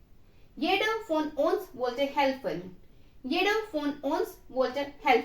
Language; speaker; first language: German; non-native, fluent; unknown